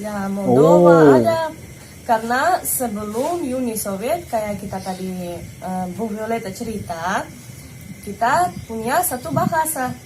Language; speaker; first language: Indonesian; non-native, fluent; Russian